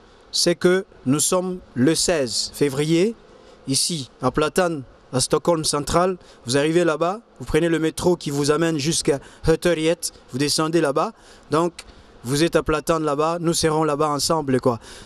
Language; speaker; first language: French; non-native, local second language; Lingala